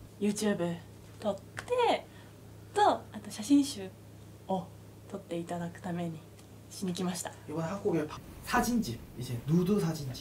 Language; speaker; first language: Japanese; native; Japanese